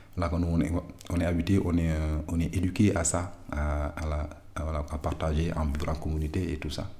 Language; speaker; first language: French; non-native, local second language; Wolof